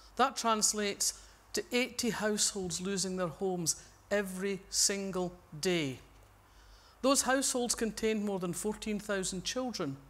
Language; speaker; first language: English; native; English